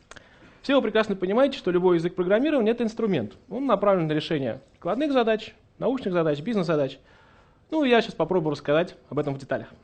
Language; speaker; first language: Russian; native; Russian